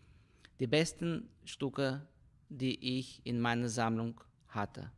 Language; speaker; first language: German; non-native, fluent; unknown